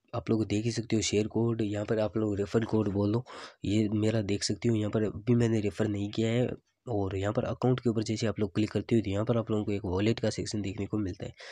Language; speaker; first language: Hindi; native; Hindi